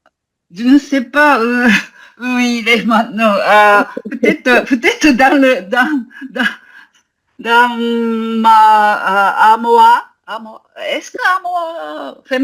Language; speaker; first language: French; non-native, learner; Japanese